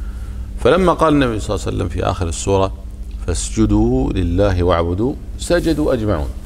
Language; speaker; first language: Arabic; native; Arabic